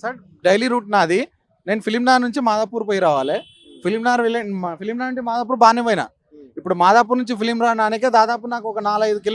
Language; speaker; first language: Telugu; native; Telugu